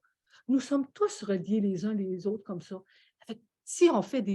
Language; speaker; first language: French; native; French